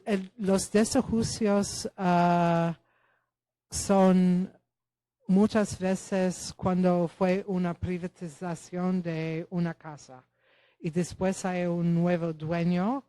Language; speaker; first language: Spanish; non-native, fluent; Polish